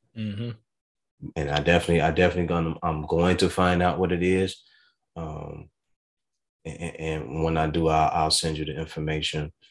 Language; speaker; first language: English; native; English